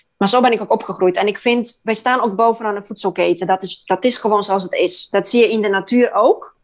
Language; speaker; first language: Dutch; non-native, fluent; Polish